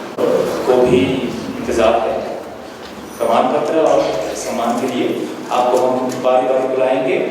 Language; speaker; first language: Hindi; non-native, local second language; Morisyen